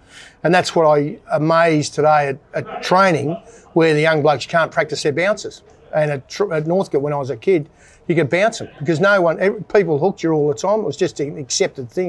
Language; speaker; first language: English; native; English